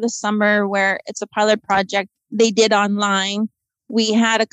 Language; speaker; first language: English; native; English